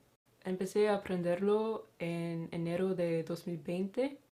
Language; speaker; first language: Spanish; non-native, fluent; Swedish